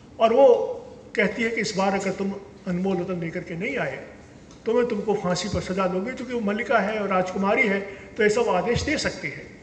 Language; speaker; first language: Hindi; native; Hindi